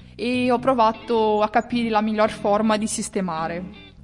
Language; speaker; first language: Italian; non-native, fluent; Portuguese